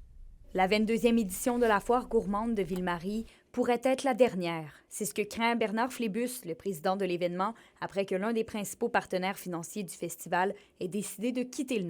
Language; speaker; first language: French; native; French